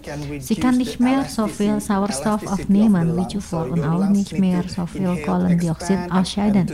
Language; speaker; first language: German; non-native, fluent; Indonesian